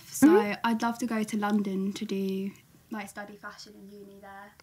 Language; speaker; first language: English; native; English